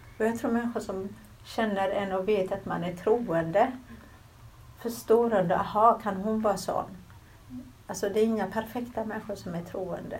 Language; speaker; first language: Swedish; early bilingual, other home language; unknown